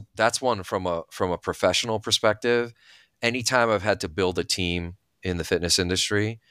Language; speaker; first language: English; early bilingual, other home language; Bulgarian